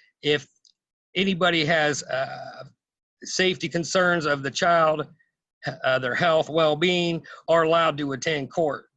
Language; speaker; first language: English; native; English